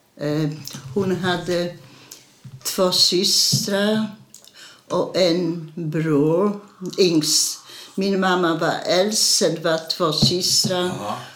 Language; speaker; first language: Swedish; non-native, fluent; Polish